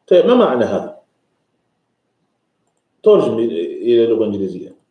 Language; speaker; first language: Arabic; non-native, fluent; English